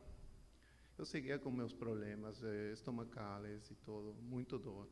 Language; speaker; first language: Portuguese; non-native, learner; Spanish